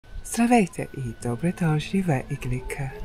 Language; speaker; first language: Bulgarian; non-native, learner; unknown